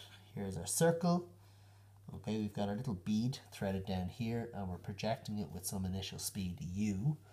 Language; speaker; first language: English; native; English